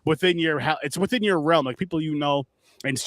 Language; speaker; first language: English; native; English